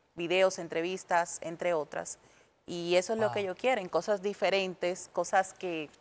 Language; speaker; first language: Spanish; native; Spanish